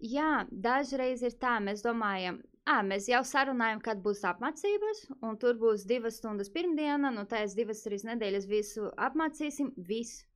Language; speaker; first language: Latvian; non-native, fluent; Portuguese